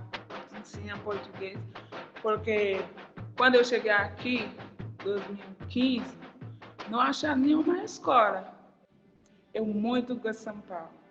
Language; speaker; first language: Portuguese; non-native, learner; Haitian Creole